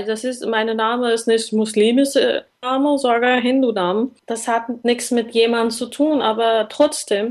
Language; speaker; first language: German; non-native, learner; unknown